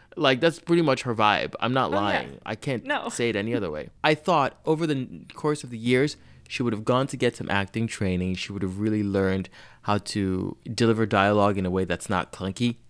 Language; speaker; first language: English; non-native, local second language; Yoruba